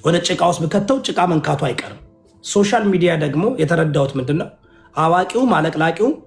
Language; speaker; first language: Amharic; early bilingual, other home language; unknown